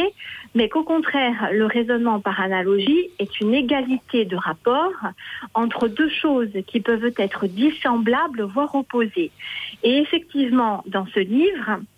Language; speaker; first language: French; native; French